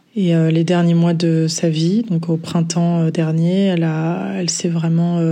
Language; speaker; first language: French; native; French